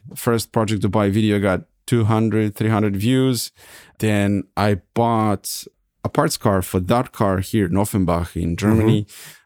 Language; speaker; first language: English; non-native, fluent; Serbian